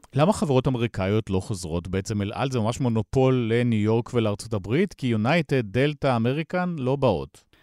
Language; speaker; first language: Hebrew; native; Hebrew